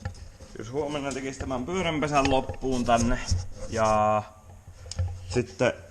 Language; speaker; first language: Finnish; native; Finnish